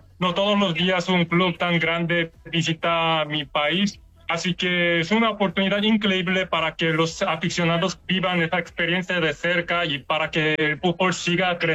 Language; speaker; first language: Spanish; non-native, learner; Korean